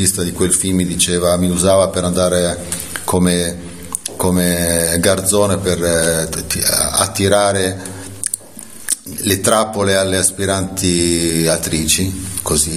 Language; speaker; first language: Italian; native; Italian